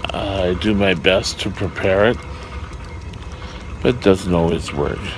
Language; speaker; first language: English; native; English